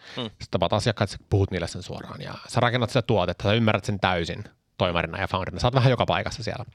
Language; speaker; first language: Finnish; early bilingual, heritage; Finnish